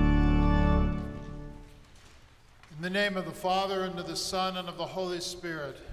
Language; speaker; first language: English; native; English